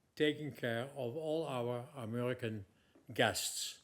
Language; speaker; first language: English; non-native, fluent; Dutch